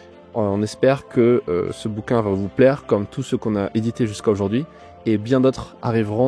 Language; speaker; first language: French; native; French